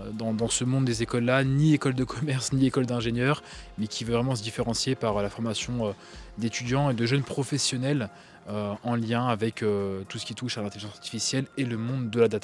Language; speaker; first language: French; native; French